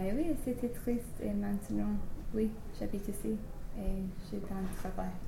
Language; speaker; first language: French; non-native, learner; English